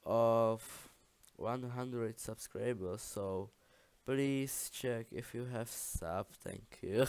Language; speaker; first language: English; non-native, learner; Czech